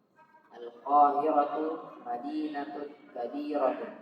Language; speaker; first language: Arabic; non-native, learner; Indonesian